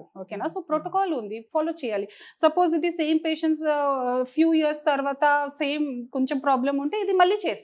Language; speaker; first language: Telugu; non-native, local second language; Hindi